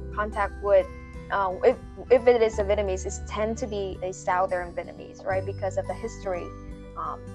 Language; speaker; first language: English; non-native, fluent; Vietnamese